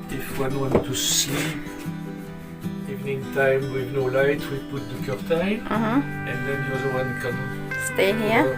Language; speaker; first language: English; non-native, fluent; French